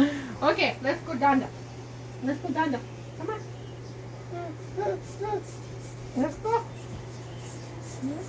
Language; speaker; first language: English; native; English